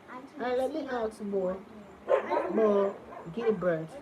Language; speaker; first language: English; non-native, local second language; Jamaican Creole English